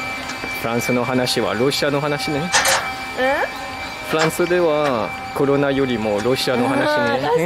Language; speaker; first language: Japanese; non-native, fluent; French